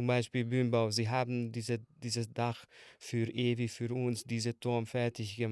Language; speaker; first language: German; non-native, learner; Hungarian